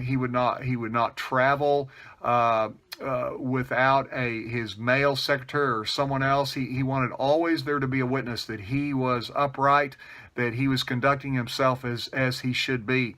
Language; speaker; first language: English; native; English